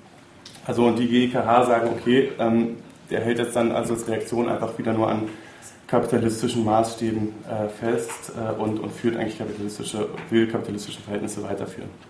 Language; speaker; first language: German; native; German